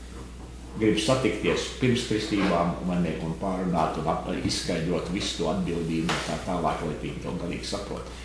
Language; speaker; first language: Latvian; early bilingual, heritage; Latvian